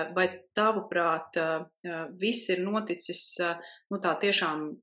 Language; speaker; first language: Latvian; native; Latvian